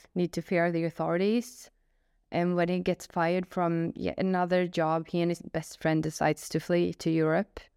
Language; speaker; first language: English; non-native, fluent; Swedish